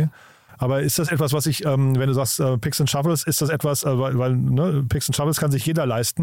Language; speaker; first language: German; native; German